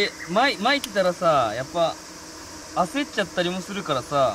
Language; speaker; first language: Japanese; native; Japanese